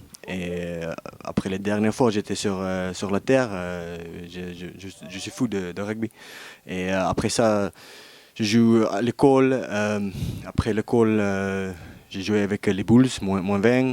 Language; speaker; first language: French; non-native, learner; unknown